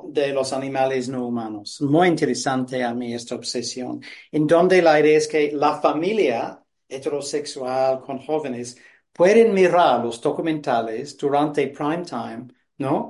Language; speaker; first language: Spanish; non-native, fluent; English